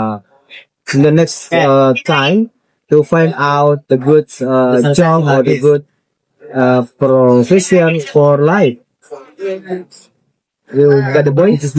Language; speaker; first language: English; non-native, fluent; Indonesian